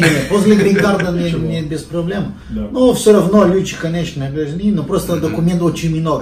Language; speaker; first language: Russian; non-native, fluent; Portuguese